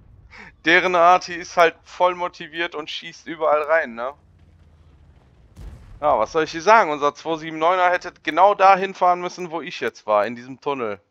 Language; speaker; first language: German; native; German